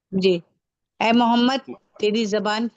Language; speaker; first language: Hindi; native; Hindi